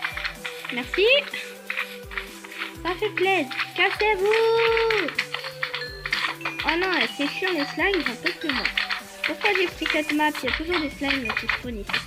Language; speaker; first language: French; native; French